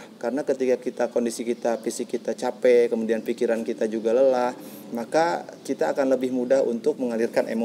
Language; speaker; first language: Indonesian; native; Indonesian